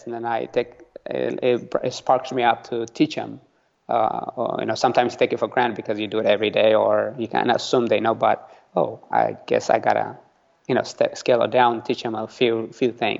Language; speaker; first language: English; early bilingual, other home language; Tigrinya